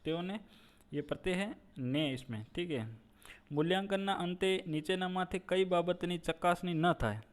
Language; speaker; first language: Hindi; non-native, local second language; Gujarati